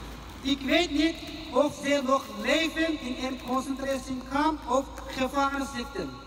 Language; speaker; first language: Dutch; non-native, fluent; Uyghur